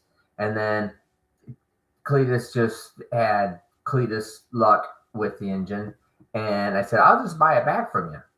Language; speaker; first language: English; native; English